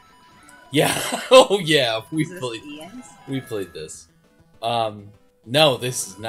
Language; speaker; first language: English; native; English